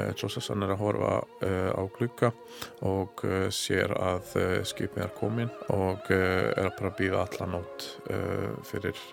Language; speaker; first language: Icelandic; non-native, learner; Hungarian